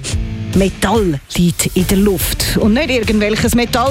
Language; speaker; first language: German; native; German